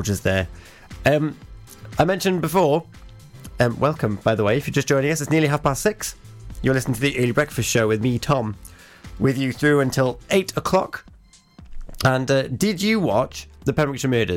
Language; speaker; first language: English; native; English